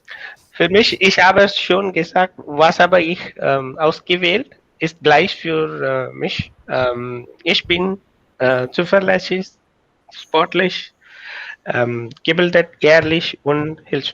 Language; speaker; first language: German; non-native, learner; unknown